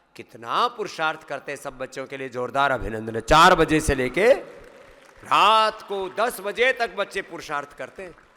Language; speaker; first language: Hindi; native; Hindi